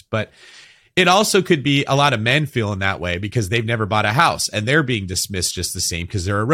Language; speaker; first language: English; native; English